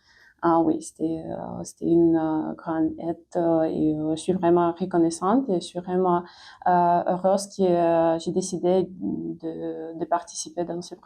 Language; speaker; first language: French; non-native, fluent; Ukrainian